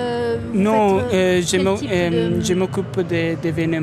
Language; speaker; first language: French; non-native, fluent; Italian